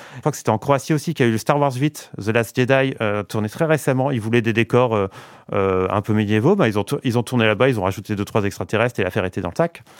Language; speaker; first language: French; native; French